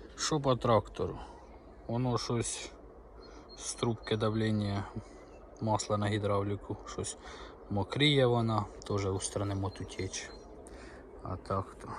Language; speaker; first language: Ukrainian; native; Ukrainian